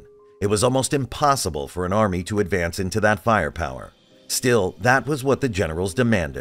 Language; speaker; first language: English; native; English